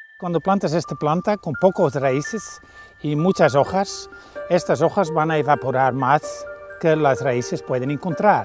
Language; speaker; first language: Spanish; non-native, fluent; Dutch